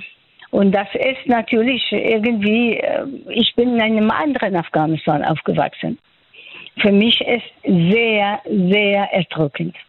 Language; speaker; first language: German; non-native, fluent; Persian